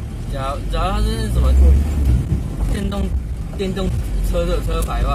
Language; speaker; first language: Chinese; native; Chinese